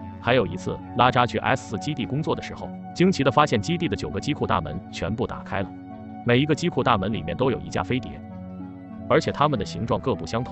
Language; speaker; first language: Chinese; native; Chinese